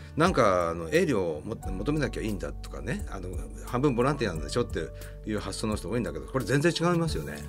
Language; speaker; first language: Japanese; native; Japanese